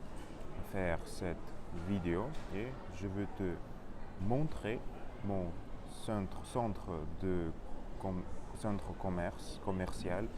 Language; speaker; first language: French; non-native, learner; Russian